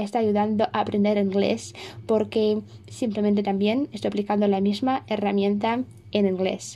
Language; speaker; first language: Spanish; non-native, fluent; Russian